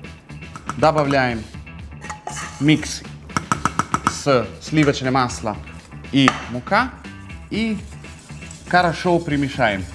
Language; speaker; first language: Russian; non-native, fluent; Italian